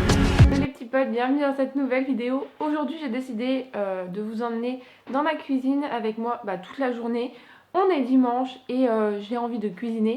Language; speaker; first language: French; native; French